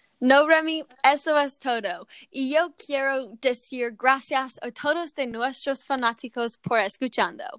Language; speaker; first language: Spanish; non-native, learner; English